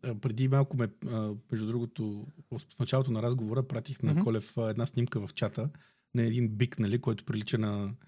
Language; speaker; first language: Bulgarian; native; Bulgarian